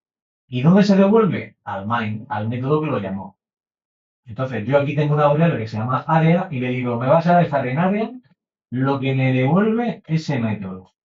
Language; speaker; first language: Spanish; native; Spanish